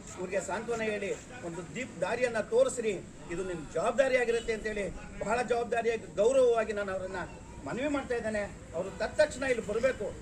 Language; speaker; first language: Kannada; native; Kannada